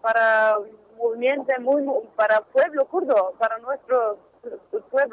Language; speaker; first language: Spanish; non-native, learner; Kurdish